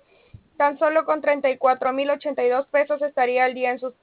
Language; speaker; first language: Spanish; native; Spanish